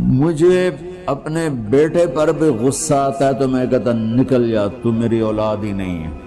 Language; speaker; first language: Urdu; non-native, local second language; Punjabi